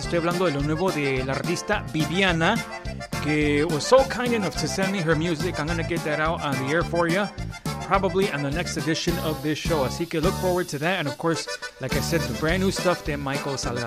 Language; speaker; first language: English; early bilingual, other home language; Spanish